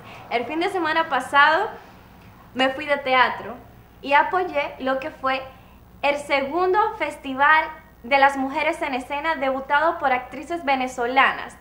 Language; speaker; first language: Spanish; native; Spanish